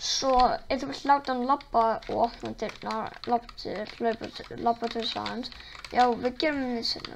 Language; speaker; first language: Icelandic; non-native, learner; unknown